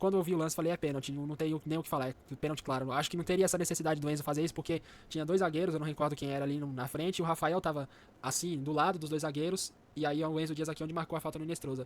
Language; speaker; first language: Portuguese; native; Portuguese